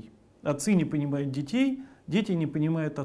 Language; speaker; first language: Russian; native; Russian